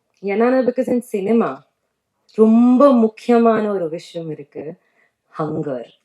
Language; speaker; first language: Tamil; non-native, learner; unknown